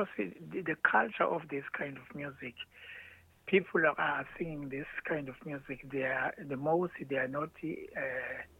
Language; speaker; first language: English; non-native, local second language; Zulu